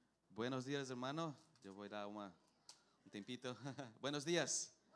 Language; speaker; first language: Spanish; non-native, learner; Portuguese